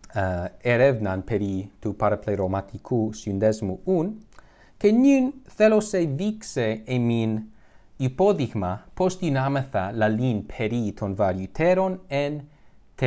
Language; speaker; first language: Greek; non-native, learner; English